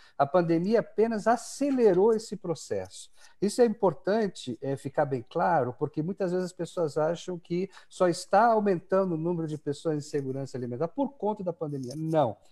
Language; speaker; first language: Portuguese; native; Portuguese